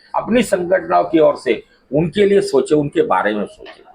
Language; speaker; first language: Hindi; non-native, local second language; Marathi